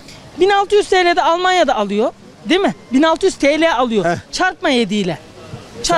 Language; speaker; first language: Turkish; native; Turkish